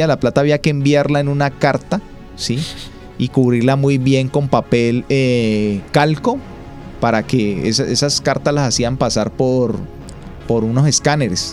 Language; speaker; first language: Spanish; native; Spanish